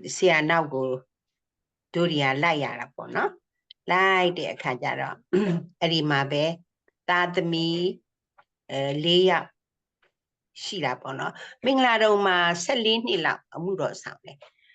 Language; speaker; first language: Burmese; non-native, local second language; S'gaw Karen